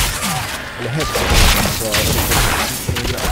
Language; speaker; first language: Swedish; native; Swedish